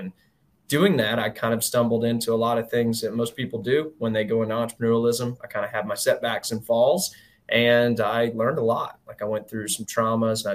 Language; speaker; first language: English; native; English